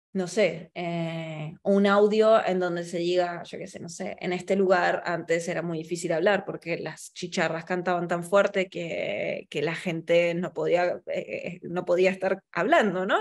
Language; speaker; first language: Spanish; native; Spanish